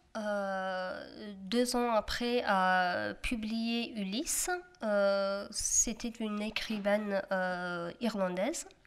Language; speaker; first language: French; non-native, fluent; Kurdish